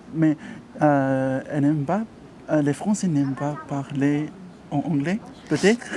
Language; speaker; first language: French; non-native, learner; Chinese